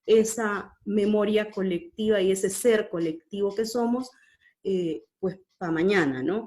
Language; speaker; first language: Spanish; native; Spanish